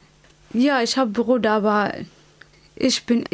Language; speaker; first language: German; non-native, learner; Somali